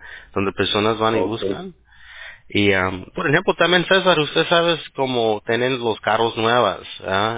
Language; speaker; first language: Spanish; early bilingual, heritage; Spanish